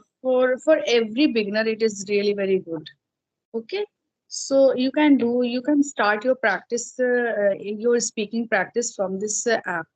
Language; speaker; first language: English; non-native, fluent; Hindi